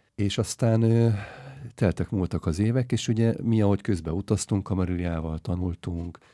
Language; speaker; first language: Hungarian; native; Hungarian